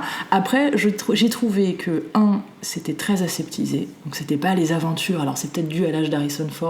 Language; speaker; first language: French; native; French